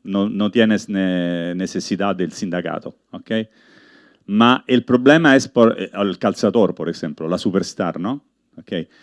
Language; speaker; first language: Spanish; non-native, learner; Italian